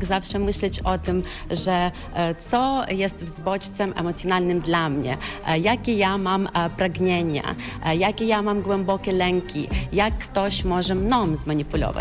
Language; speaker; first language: Polish; non-native, fluent; Ukrainian